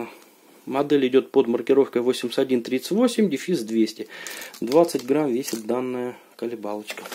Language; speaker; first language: Russian; native; Russian